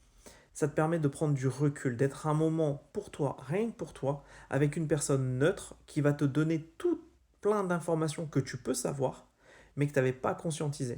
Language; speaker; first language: French; native; French